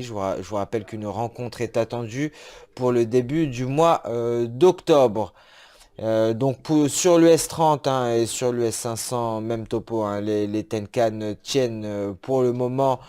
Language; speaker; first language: French; native; French